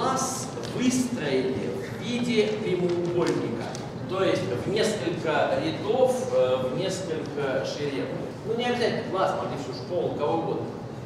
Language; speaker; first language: Russian; native; Russian